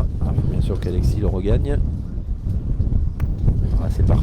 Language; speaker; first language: French; native; French